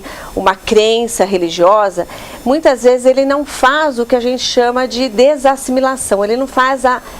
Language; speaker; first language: Portuguese; native; Portuguese